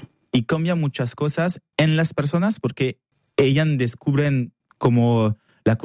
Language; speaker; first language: Spanish; non-native, learner; French